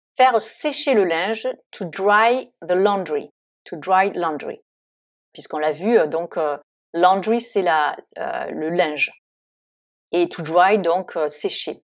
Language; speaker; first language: French; native; French